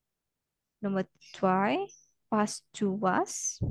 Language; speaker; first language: German; non-native, fluent; Indonesian